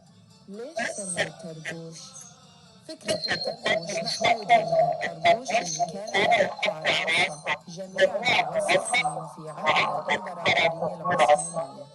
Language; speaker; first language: Arabic; early bilingual, heritage; Arabic